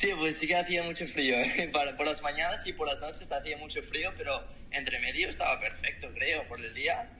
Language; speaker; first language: Spanish; non-native, fluent; Korean